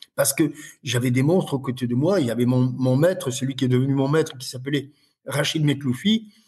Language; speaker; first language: French; native; French